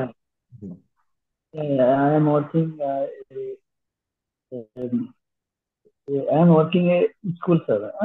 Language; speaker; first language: English; non-native, learner; Bangla